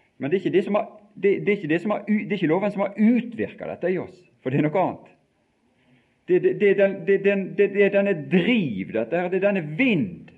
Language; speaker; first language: Norwegian; native; Norwegian